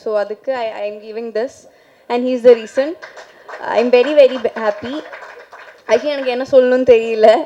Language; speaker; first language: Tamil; non-native, fluent; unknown